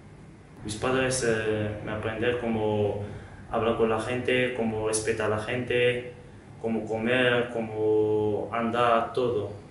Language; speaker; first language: Spanish; non-native, learner; Arabic